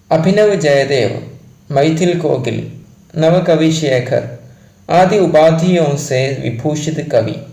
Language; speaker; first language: Hindi; non-native, local second language; Malayalam